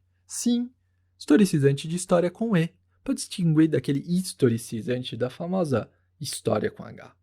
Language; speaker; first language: Portuguese; native; Portuguese